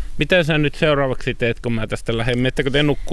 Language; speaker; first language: Finnish; native; Finnish